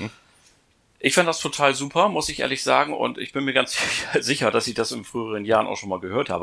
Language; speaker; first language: German; native; German